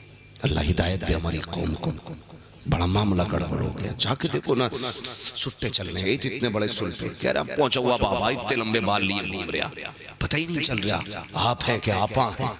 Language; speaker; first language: Hindi; native; Hindi